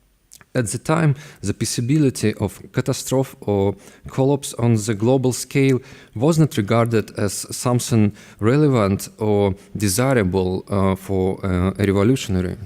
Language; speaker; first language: English; non-native, fluent; Russian